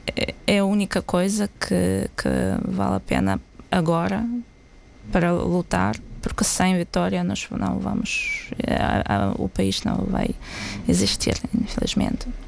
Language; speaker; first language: Portuguese; non-native, fluent; Ukrainian